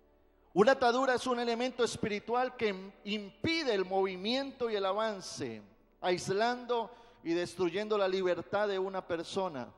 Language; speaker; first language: Spanish; native; Spanish